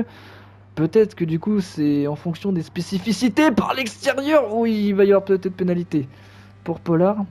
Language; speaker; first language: French; native; French